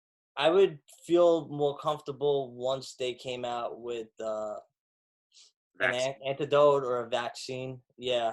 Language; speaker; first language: English; native; English